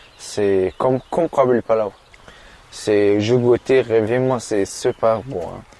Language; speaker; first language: French; non-native, learner; Persian